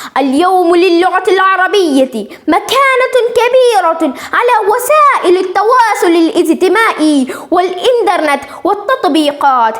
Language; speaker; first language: Arabic; non-native, learner; Malayalam